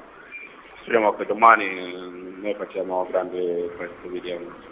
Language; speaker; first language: Italian; non-native, learner; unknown